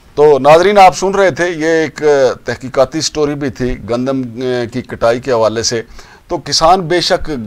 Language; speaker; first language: Urdu; non-native, local second language; Punjabi